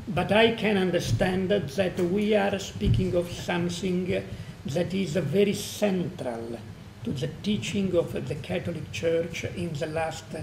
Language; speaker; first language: English; non-native, fluent; Italian